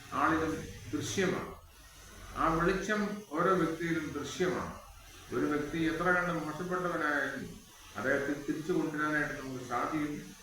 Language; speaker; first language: Malayalam; native; Malayalam